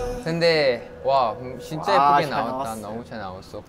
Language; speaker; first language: Korean; non-native, fluent; Thai